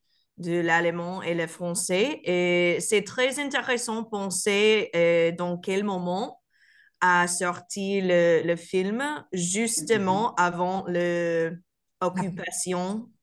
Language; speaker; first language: French; non-native, learner; Spanish